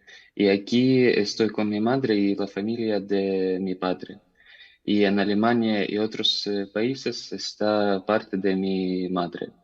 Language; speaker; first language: Spanish; non-native, learner; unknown